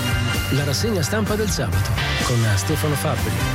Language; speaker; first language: Italian; native; Italian